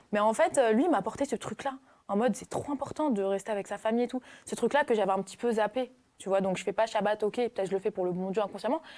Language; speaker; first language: French; native; French